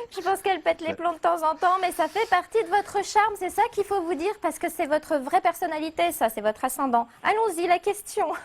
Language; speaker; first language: French; native; French